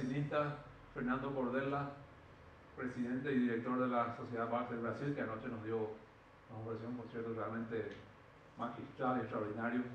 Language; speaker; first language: Spanish; native; Spanish